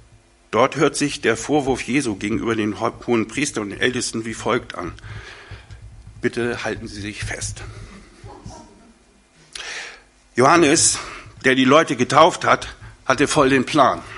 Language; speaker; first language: German; native; German